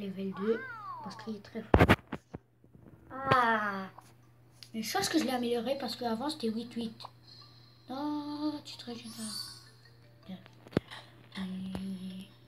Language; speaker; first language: French; native; French